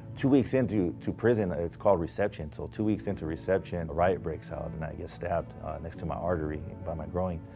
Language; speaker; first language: English; native; English